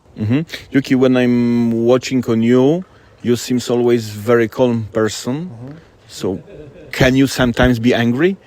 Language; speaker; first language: English; non-native, fluent; Polish